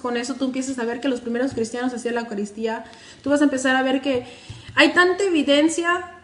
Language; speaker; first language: Spanish; native; Spanish